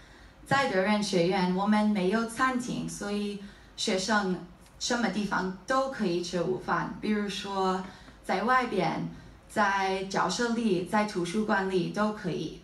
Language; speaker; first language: Chinese; non-native, learner; English